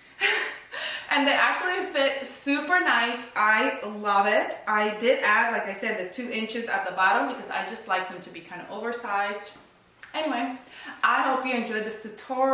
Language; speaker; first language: English; native; English